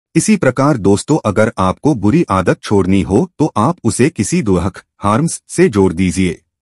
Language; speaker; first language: Hindi; native; Hindi